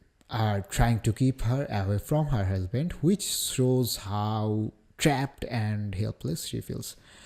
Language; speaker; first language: English; non-native, local second language; Bangla